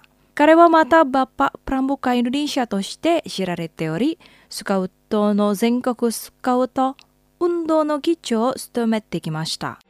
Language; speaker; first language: Japanese; non-native, fluent; Indonesian